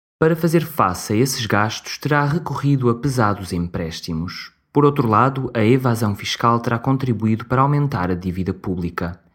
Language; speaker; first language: Portuguese; native; Portuguese